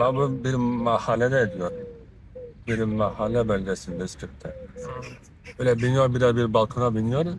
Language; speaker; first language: Turkish; non-native, learner; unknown